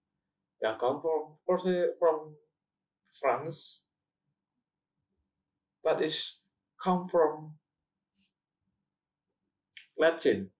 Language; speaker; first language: English; non-native, learner; Indonesian